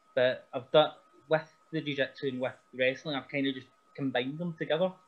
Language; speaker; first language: English; native; English